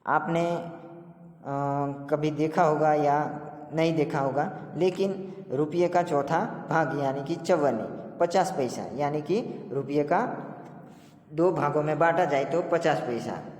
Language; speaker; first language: Hindi; non-native, local second language; Gujarati